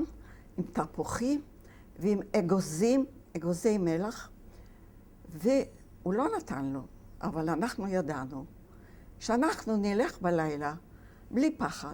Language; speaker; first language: Hebrew; non-native, fluent; Polish